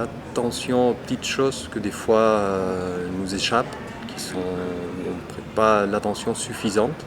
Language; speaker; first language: French; non-native, fluent; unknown